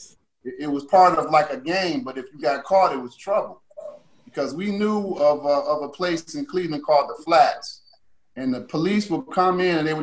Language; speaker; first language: English; native; English